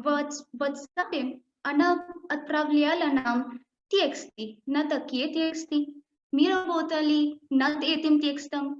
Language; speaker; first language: Russian; non-native, learner; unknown